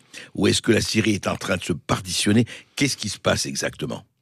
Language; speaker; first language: French; native; French